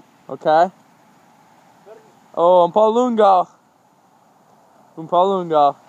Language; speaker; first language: Italian; non-native, learner; English